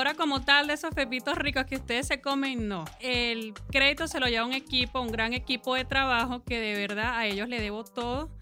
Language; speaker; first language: Spanish; early bilingual, other home language; Portuguese